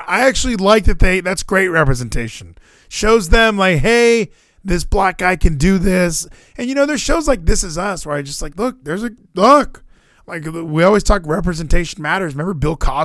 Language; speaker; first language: English; native; English